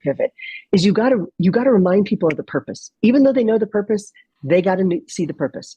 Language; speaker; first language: English; native; English